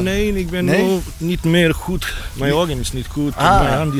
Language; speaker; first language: Dutch; non-native, learner; Bosnian